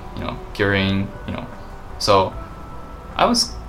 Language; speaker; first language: English; non-native, fluent; Japanese